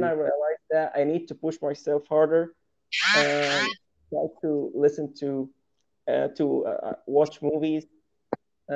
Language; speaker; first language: English; non-native, fluent; Arabic